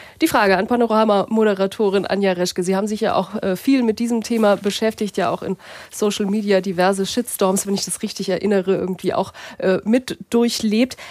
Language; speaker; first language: German; native; German